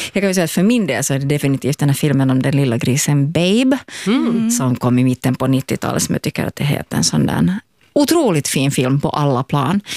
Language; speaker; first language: Swedish; native; Swedish